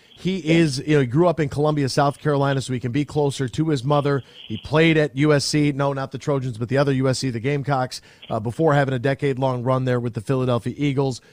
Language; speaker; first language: English; native; English